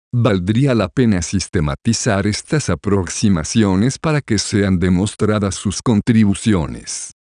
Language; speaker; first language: Spanish; native; Spanish